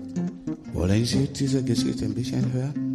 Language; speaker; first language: German; non-native, learner; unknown